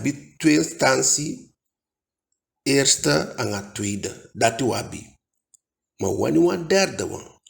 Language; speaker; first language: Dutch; non-native, local second language; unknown